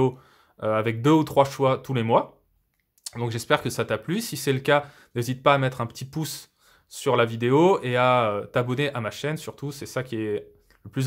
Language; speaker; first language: French; native; French